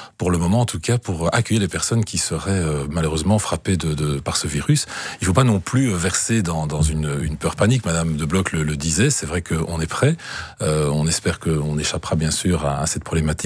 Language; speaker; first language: French; native; French